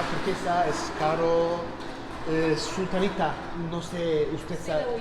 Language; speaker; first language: Spanish; non-native, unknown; Turkish